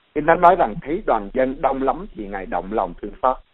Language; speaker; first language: Vietnamese; native; Vietnamese